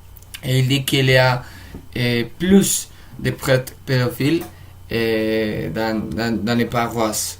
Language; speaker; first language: French; non-native, fluent; Spanish